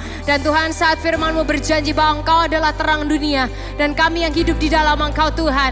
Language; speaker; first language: Indonesian; native; Indonesian